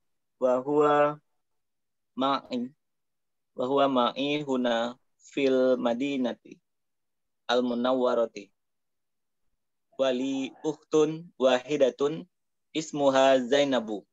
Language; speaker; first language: Arabic; non-native, learner; Indonesian